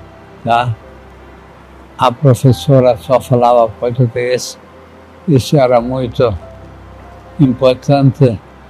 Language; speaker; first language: Portuguese; non-native, fluent; German